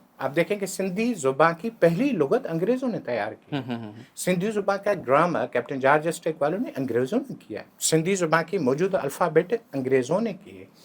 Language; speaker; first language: Urdu; non-native, local second language; Sindhi